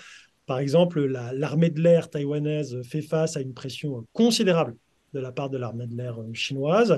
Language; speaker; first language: French; native; French